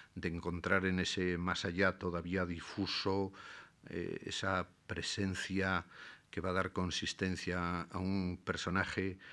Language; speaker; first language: Spanish; native; Spanish